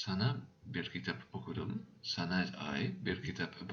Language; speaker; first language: Turkish; non-native, learner; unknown